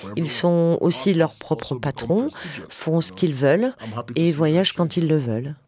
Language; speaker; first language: French; non-native, fluent; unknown